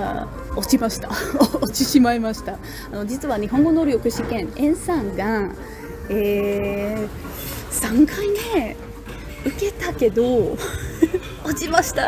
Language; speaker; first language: Japanese; non-native, learner; English